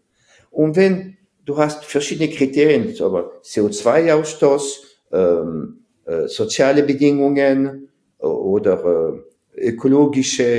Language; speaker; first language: German; non-native, fluent; French